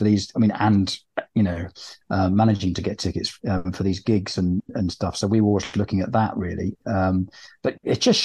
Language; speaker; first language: English; native; English